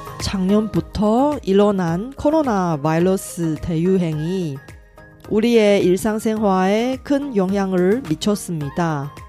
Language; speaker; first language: Korean; non-native, fluent; Chinese